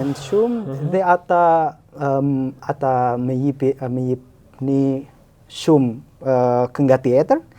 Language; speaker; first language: Albanian; non-native, learner; Indonesian